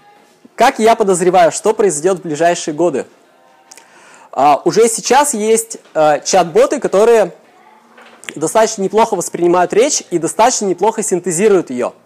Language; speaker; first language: Russian; native; Russian